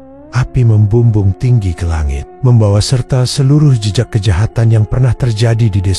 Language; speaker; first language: Indonesian; native; Indonesian